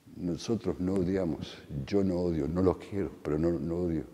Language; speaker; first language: Spanish; early bilingual, other home language; Polish